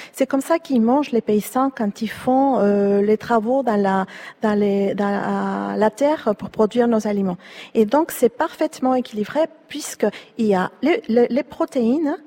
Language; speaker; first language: French; non-native, fluent; Spanish